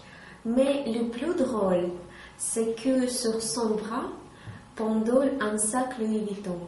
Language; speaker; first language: French; non-native, learner; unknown